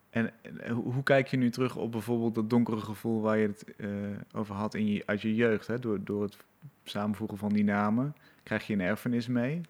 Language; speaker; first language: Dutch; native; Dutch